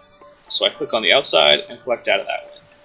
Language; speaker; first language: English; native; English